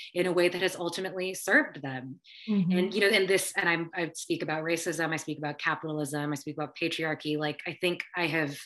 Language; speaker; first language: English; early bilingual, other home language; Filipino